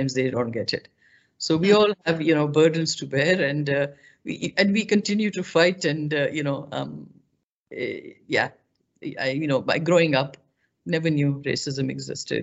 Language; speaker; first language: English; non-native, local second language; Pashto